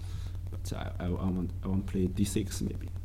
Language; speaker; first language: English; non-native, learner; Chinese